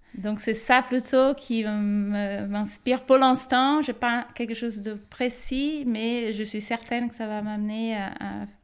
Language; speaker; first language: French; non-native, fluent; Portuguese